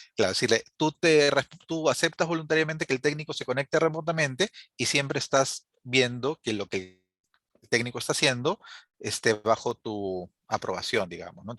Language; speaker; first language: Spanish; native; Spanish